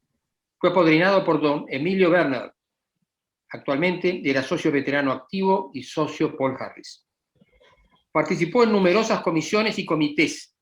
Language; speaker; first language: Spanish; native; Spanish